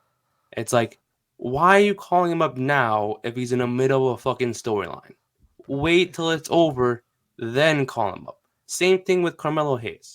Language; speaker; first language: English; native; English